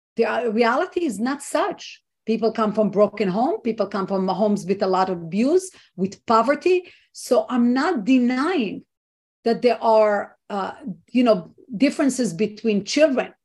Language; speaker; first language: English; non-native, fluent; Hebrew